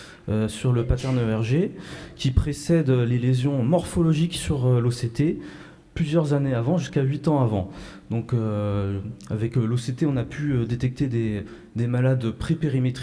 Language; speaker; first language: French; native; French